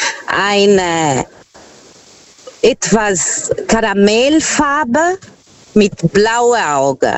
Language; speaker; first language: German; non-native, fluent; Portuguese